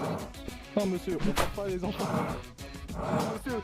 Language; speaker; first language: French; native; French